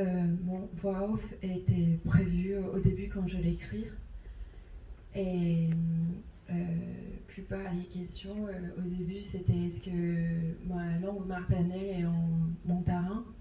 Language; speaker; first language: French; non-native, fluent; Chinese